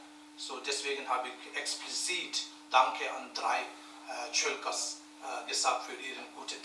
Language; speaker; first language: German; non-native, learner; Tibetan